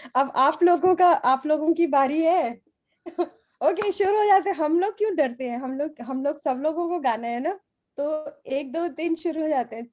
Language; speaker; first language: Hindi; native; Hindi